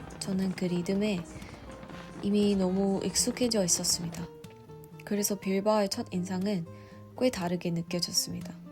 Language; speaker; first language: Korean; non-native, fluent; Vietnamese